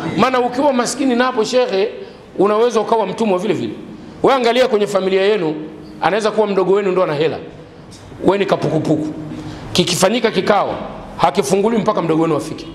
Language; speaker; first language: Swahili; native; Swahili